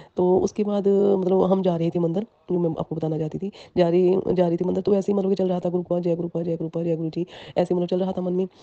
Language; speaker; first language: Hindi; non-native, local second language; Punjabi